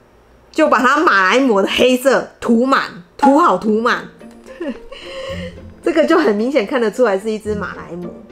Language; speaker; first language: Chinese; native; Chinese